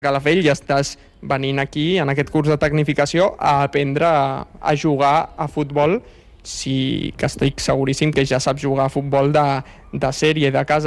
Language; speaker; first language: Catalan; native; Catalan